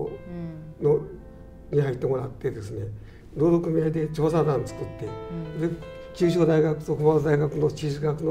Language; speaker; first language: Japanese; native; Japanese